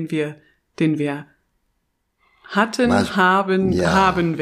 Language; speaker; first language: German; native; German